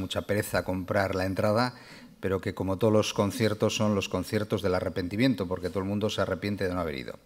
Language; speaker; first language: Spanish; native; Spanish